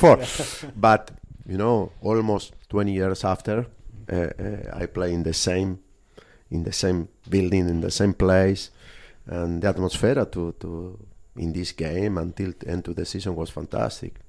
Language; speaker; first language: English; non-native, learner; Spanish